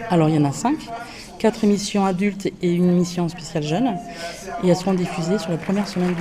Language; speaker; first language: French; native; French